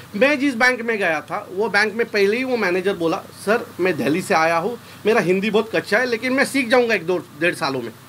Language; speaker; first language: Hindi; non-native, local second language; Marathi